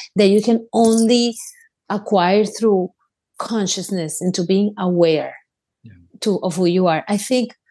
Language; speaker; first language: English; non-native, fluent; Spanish